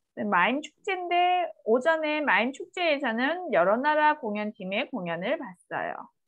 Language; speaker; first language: Korean; native; Korean